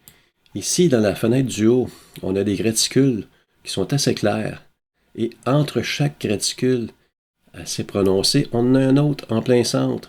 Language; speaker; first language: French; native; French